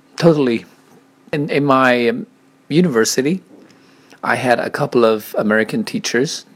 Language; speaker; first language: English; non-native, fluent; Chinese